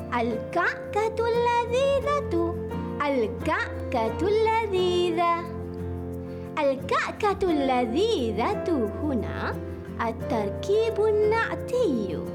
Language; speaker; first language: Arabic; non-native, fluent; Malay